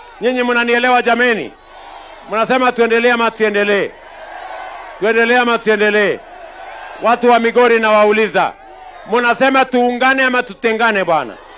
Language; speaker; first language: Swahili; non-native, local second language; Kalenjin